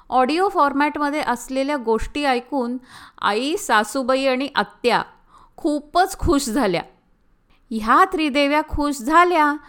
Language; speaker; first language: Marathi; early bilingual, heritage; Marathi